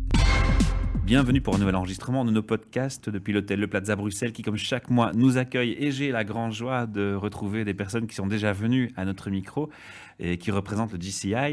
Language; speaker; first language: French; native; French